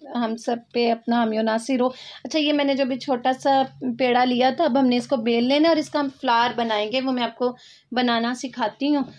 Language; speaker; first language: Urdu; native; Urdu